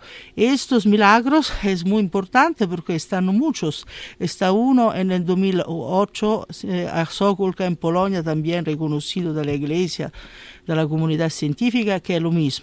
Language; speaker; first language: Spanish; non-native, learner; Italian